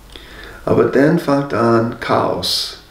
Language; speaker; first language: German; non-native, fluent; English